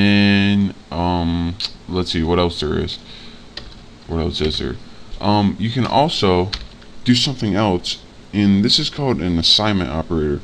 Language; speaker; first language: English; native; English